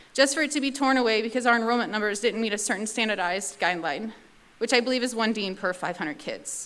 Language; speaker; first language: English; native; English